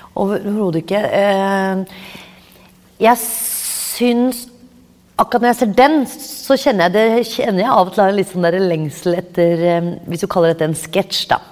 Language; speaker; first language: Norwegian; native; Norwegian